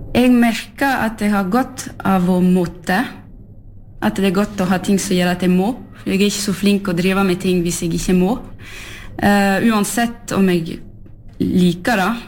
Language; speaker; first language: Norwegian; early bilingual, heritage; French